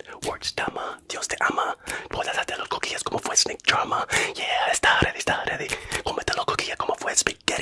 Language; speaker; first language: Spanish; non-native, fluent; English